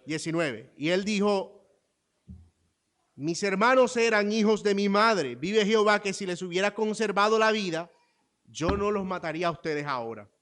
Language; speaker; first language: Spanish; native; Spanish